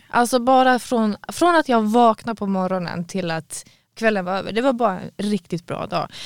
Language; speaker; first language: Swedish; native; Swedish